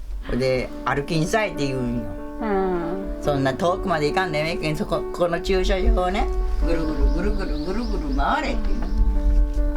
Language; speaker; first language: Japanese; native; Japanese